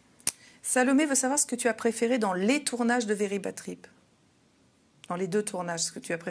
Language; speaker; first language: French; native; French